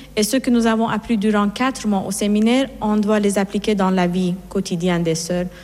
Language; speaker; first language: French; non-native, fluent; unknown